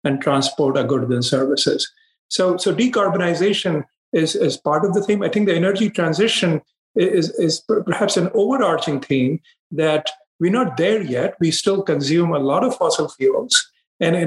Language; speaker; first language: English; non-native, local second language; Hindi